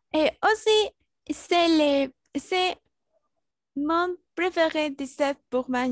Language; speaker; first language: French; non-native, learner; Spanish